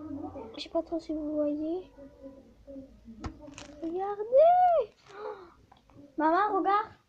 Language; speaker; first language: French; native; French